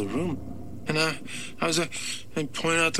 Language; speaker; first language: English; native; English